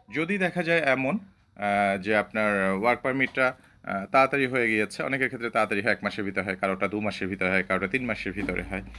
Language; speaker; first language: Bangla; native; Bangla